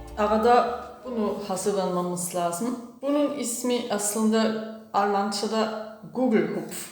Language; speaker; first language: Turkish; non-native, learner; German